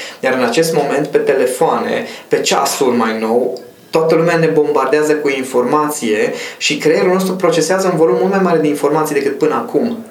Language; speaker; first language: Romanian; non-native, local second language; Hungarian